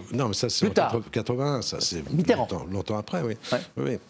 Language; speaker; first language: French; native; French